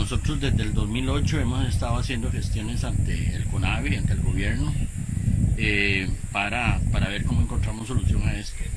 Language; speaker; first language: Spanish; native; Spanish